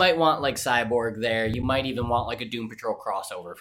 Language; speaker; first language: English; native; English